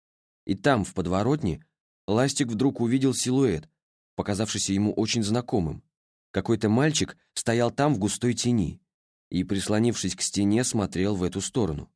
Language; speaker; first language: Russian; native; Russian